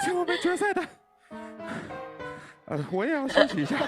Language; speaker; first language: Chinese; native; Chinese